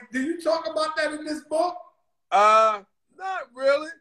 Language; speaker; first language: English; native; English